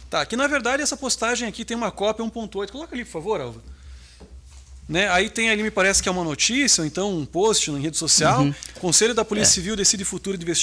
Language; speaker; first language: Portuguese; native; Portuguese